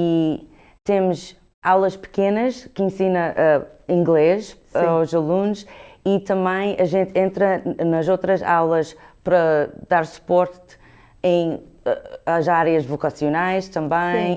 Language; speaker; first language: Portuguese; early bilingual, heritage; Portuguese